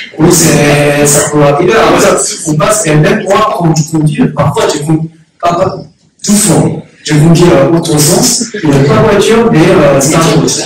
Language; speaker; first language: French; non-native, learner; Korean